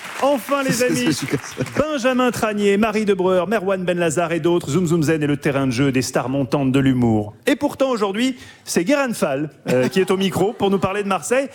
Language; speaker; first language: French; native; French